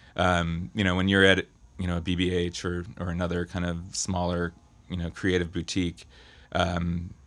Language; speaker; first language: English; native; English